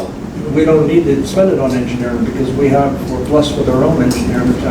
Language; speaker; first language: English; native; English